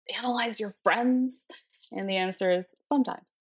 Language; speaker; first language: English; early bilingual, other home language; Spanish